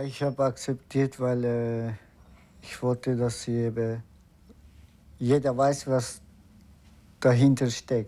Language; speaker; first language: German; non-native, learner; Turkish